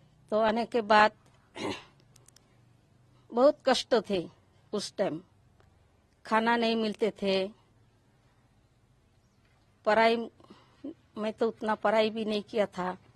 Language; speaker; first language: Hindi; early bilingual, other home language; Bangla